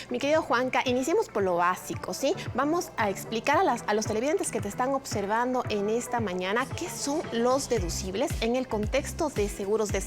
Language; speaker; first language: Spanish; native; Spanish